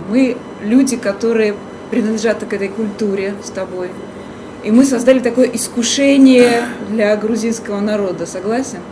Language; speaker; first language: Russian; native; Russian